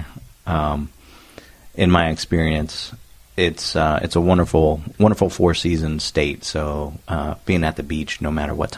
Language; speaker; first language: English; native; English